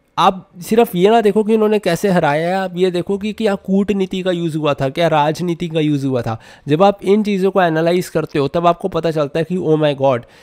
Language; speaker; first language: Hindi; native; Hindi